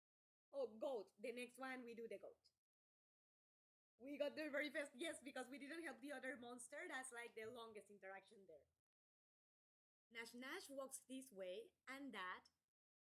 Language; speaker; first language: English; non-native, fluent; Spanish